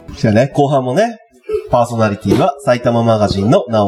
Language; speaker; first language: Japanese; native; Japanese